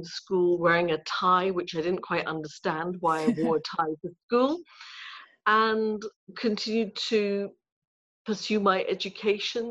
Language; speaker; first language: English; native; English